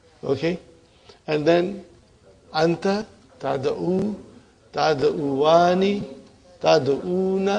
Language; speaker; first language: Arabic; non-native, fluent; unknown